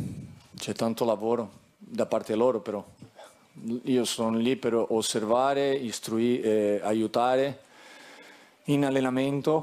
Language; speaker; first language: Italian; non-native, fluent; Portuguese